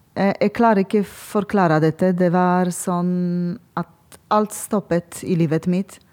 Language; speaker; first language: Norwegian; non-native, learner; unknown